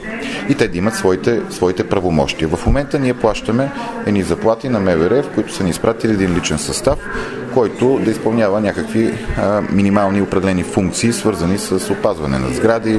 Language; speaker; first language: Bulgarian; native; Bulgarian